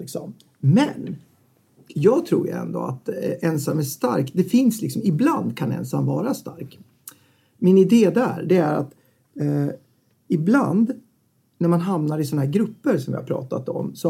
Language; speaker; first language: Swedish; native; Swedish